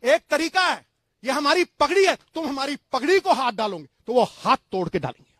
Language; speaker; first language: Hindi; non-native, local second language; Punjabi